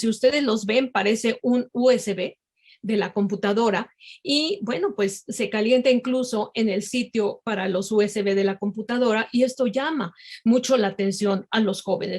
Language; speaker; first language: Spanish; native; Spanish